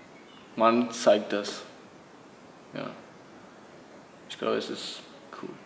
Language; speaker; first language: German; non-native, learner; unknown